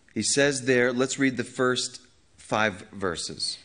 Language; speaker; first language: English; native; English